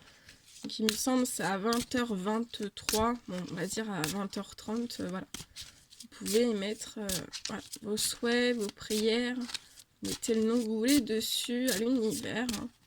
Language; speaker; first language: French; native; French